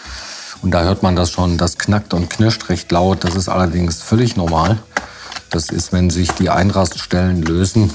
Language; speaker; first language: German; native; German